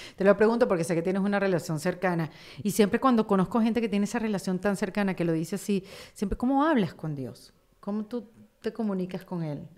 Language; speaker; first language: Spanish; native; Spanish